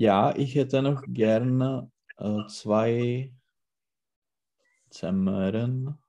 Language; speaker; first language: German; non-native, learner; Czech